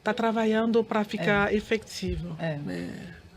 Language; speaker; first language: Portuguese; non-native, learner; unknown